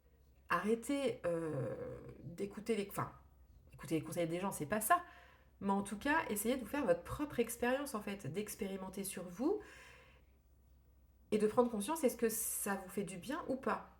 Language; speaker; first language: French; native; French